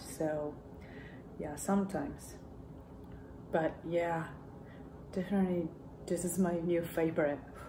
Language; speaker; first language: English; non-native, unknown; Japanese